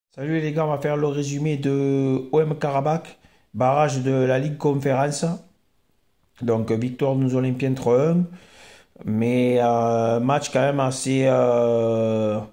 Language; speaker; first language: French; native; French